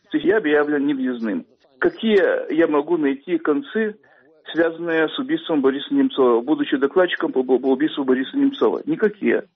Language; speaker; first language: Russian; non-native, local second language; Lithuanian